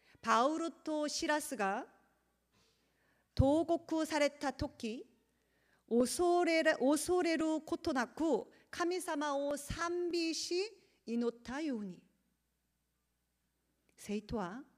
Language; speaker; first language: Japanese; non-native, learner; Korean